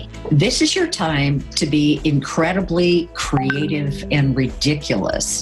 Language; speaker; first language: English; native; English